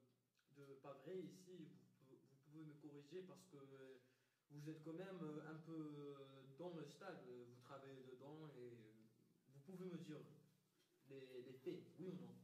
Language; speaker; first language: French; non-native, fluent; Arabic